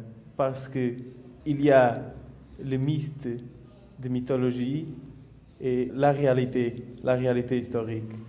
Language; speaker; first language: French; non-native, learner; Portuguese